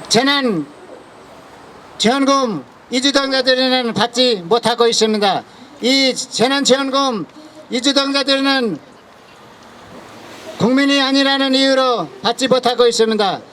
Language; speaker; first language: Korean; non-native, fluent; Nepali